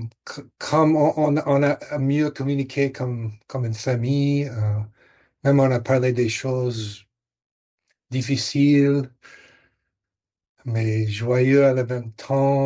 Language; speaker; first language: French; non-native, fluent; English